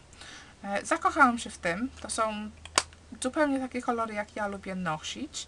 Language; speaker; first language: Polish; early bilingual, heritage; Polish